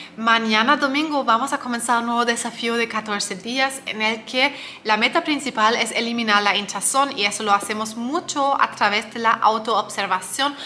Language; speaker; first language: Spanish; non-native, fluent; German